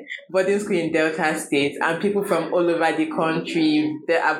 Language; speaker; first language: English; non-native, local second language; Igbo